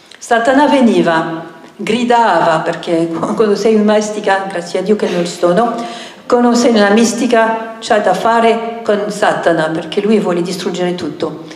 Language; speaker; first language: Italian; non-native, fluent; French